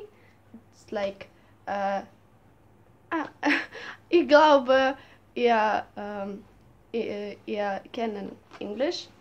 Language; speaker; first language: German; non-native, learner; Russian